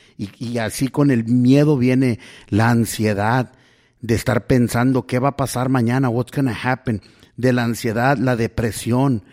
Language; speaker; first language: Spanish; early bilingual, heritage; Spanish